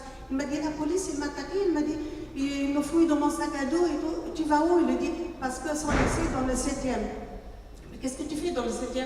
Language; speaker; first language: French; non-native, local second language; Arabic